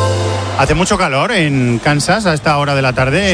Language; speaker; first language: Spanish; native; Spanish